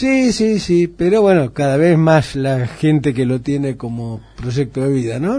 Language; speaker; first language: Spanish; native; Spanish